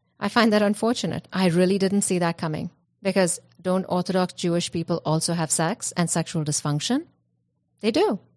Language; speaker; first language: English; non-native, local second language; Punjabi